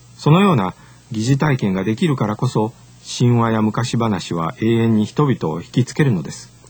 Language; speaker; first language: Japanese; native; Japanese